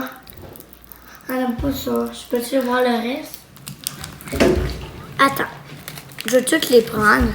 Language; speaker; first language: French; native; French